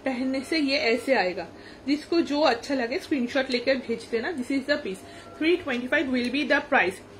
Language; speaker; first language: Hindi; non-native, local second language; Bangla